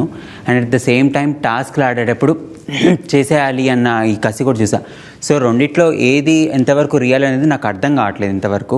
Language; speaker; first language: Telugu; native; Telugu